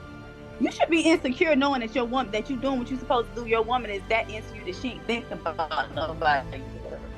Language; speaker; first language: English; native; English